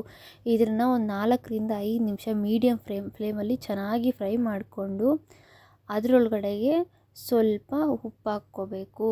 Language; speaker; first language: Kannada; native; Kannada